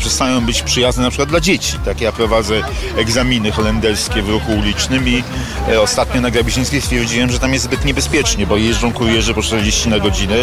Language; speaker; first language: Polish; native; Polish